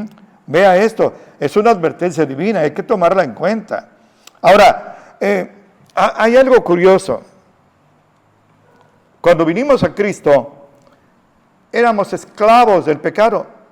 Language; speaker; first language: Spanish; native; Spanish